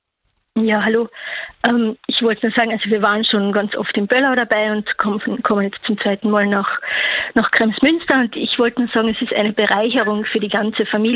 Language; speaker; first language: German; native; German